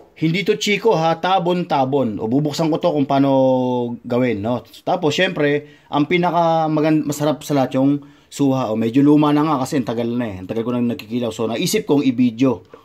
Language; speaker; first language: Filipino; non-native, local second language; Cebuano